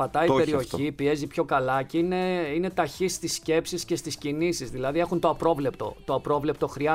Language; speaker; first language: Greek; native; Greek